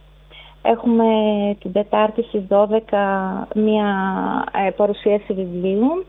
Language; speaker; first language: Greek; native; Greek